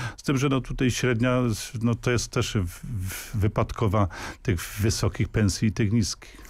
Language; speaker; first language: Polish; native; Polish